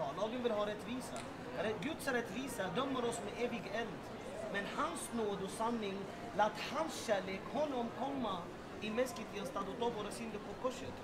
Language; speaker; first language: Swedish; non-native, fluent; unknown